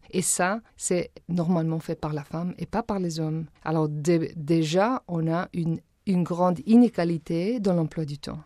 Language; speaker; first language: French; non-native, fluent; Spanish